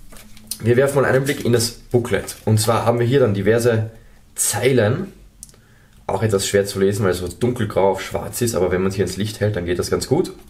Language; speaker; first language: German; native; German